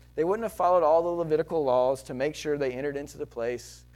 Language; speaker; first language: English; native; English